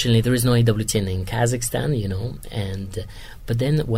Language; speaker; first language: English; non-native, fluent; Kazakh